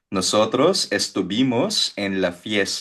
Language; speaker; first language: Spanish; non-native, fluent; Filipino